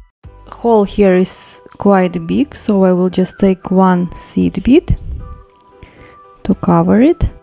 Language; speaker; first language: English; non-native, fluent; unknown